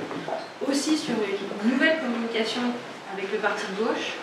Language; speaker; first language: French; native; French